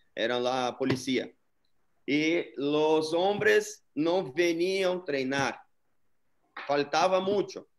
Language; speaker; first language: Spanish; non-native, learner; Portuguese